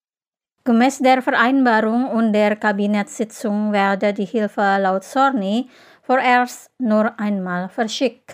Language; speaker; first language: German; non-native, fluent; Indonesian